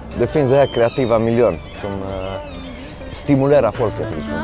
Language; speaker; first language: Swedish; early bilingual, other home language; Romanian